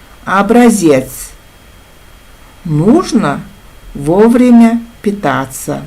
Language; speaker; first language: Russian; non-native, local second language; Kazakh